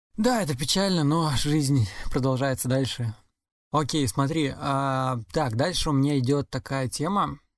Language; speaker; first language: Russian; native; Russian